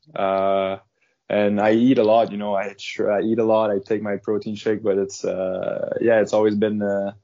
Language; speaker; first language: English; non-native, fluent; French